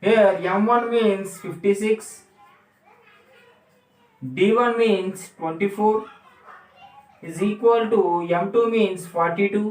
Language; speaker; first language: English; non-native, local second language; Telugu